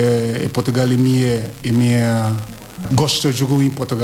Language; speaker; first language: Portuguese; non-native, learner; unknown